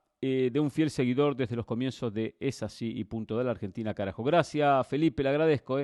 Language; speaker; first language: Spanish; native; Spanish